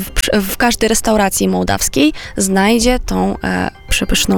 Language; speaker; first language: Polish; non-native, fluent; Romanian